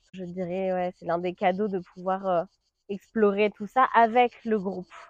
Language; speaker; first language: French; non-native, fluent; Spanish